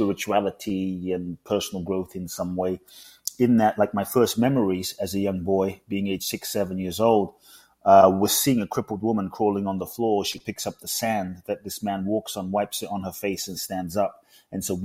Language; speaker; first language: English; native; English